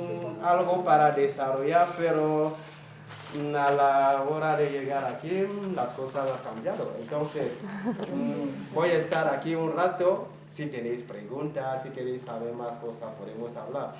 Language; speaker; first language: Spanish; non-native, fluent; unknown